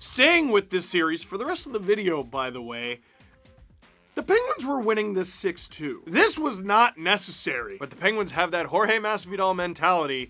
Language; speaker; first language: English; native; English